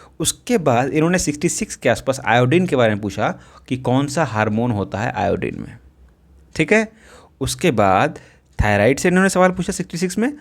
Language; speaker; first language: Hindi; native; Hindi